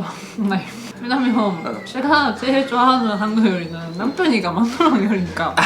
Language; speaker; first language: Korean; non-native, learner; Japanese